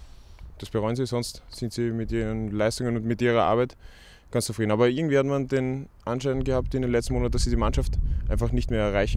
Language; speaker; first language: German; native; German